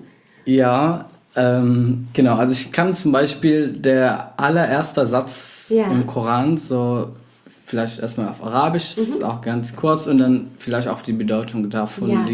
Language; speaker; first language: German; non-native, fluent; Arabic